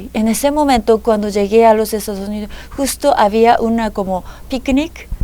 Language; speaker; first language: Spanish; non-native, fluent; Japanese